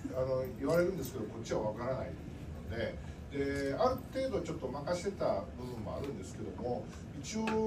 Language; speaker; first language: Japanese; native; Japanese